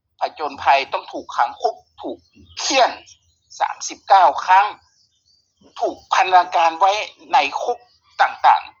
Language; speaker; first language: Thai; native; Thai